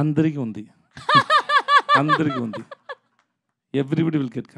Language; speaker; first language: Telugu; non-native, learner; Tamil